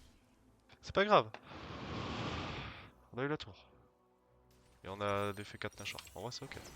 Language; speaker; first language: French; native; French